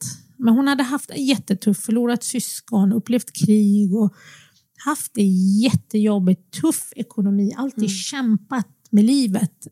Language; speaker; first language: Swedish; early bilingual, other home language; Arabic